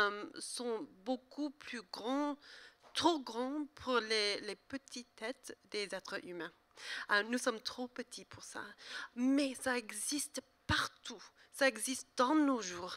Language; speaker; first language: French; non-native, learner; English